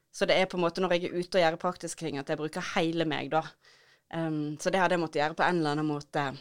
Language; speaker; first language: Norwegian; native; Norwegian